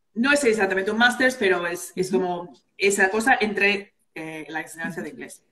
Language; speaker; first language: Spanish; early bilingual, other home language; English